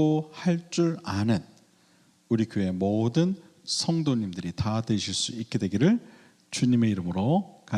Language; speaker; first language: Korean; native; Korean